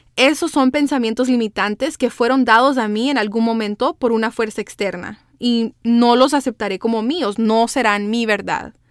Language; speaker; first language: Spanish; early bilingual, heritage; Spanish